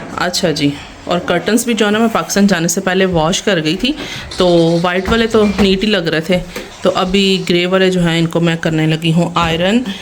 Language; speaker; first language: Urdu; native; Urdu